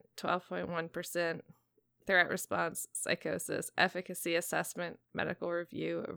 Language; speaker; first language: English; native; English